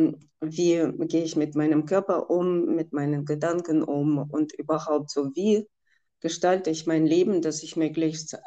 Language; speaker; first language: German; non-native, fluent; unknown